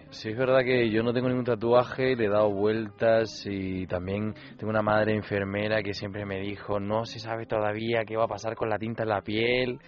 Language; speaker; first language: Spanish; native; Spanish